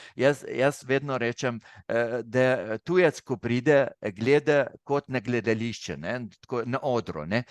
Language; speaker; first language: Slovenian; non-native, fluent; Arabic